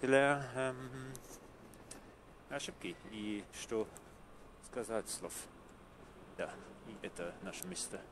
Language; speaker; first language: Russian; non-native, learner; English